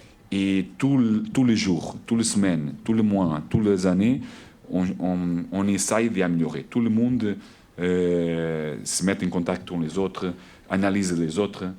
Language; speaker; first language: French; non-native, learner; Portuguese